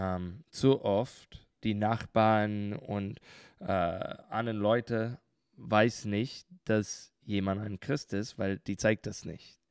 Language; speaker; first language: German; non-native, learner; English